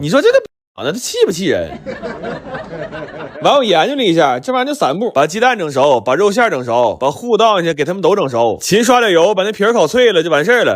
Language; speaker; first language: Chinese; native; Chinese